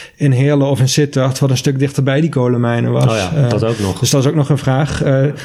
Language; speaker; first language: Dutch; native; Dutch